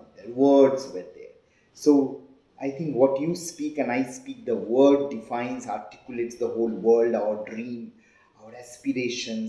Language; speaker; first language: English; non-native, local second language; Hindi